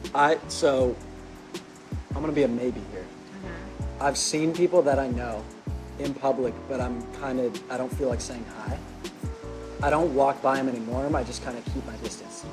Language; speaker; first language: English; native; English